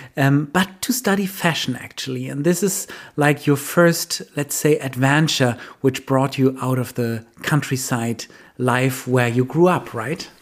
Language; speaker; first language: English; non-native, fluent; German